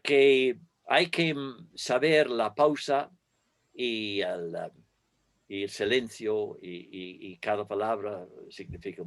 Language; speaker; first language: Spanish; non-native, fluent; English